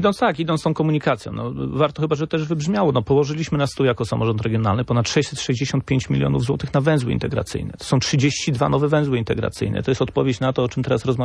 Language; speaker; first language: Polish; native; Polish